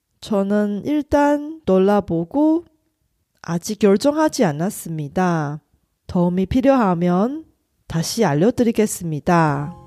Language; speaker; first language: Korean; non-native, fluent; Chinese